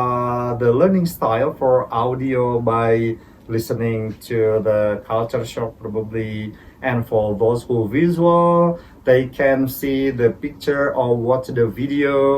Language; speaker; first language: English; non-native, fluent; Indonesian